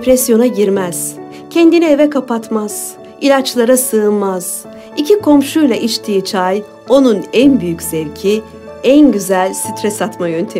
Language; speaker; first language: Turkish; native; Turkish